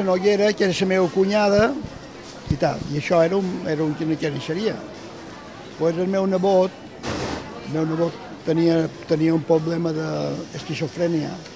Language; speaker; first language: Catalan; native; Catalan